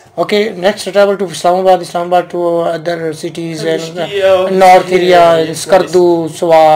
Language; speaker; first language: English; non-native, learner; Urdu